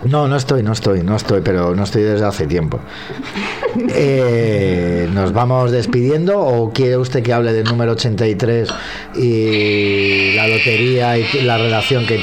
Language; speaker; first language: Spanish; native; Spanish